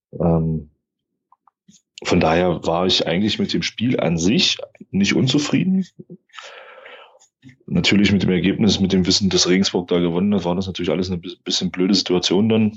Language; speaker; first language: German; native; German